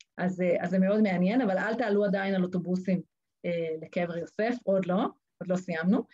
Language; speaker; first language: Hebrew; native; Hebrew